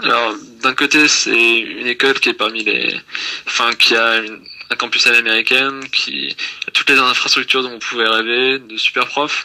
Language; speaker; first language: French; native; French